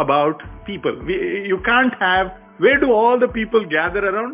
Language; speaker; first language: English; non-native, local second language; Telugu